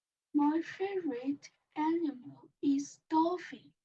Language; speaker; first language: English; non-native, learner; Chinese